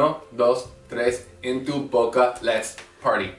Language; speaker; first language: Spanish; non-native, learner; English